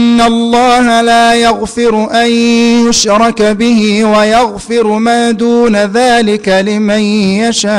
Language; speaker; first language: Arabic; native; Arabic